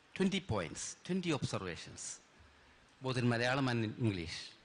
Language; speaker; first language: English; non-native, local second language; Malayalam